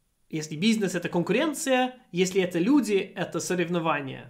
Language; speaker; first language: Russian; non-native, fluent; English